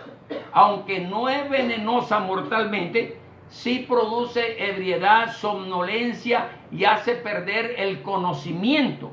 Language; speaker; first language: Spanish; native; Spanish